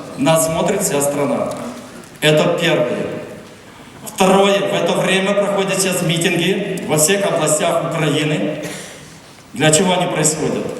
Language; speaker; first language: Russian; non-native, local second language; Ukrainian